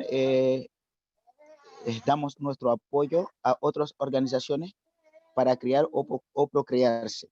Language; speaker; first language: Spanish; non-native, fluent; Haitian Creole